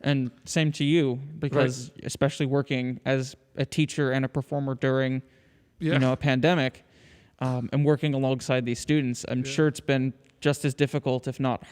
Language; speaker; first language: English; native; English